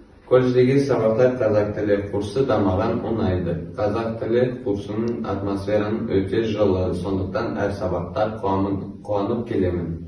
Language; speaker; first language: Kazakh; non-native, local second language; Russian